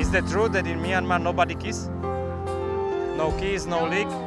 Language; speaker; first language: English; non-native, learner; Slovak